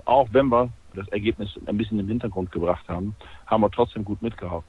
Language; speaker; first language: German; native; German